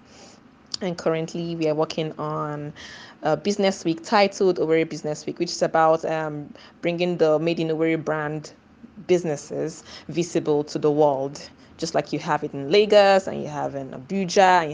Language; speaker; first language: English; non-native, local second language; Igbo